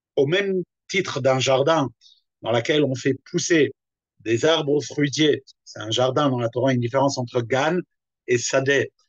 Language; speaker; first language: French; native; French